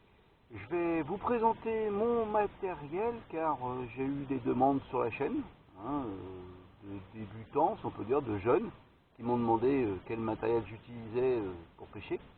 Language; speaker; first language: French; native; French